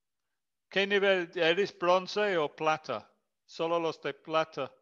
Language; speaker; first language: Spanish; non-native, fluent; English